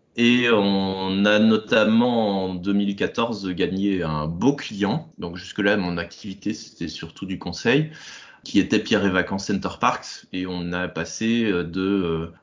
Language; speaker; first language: French; native; French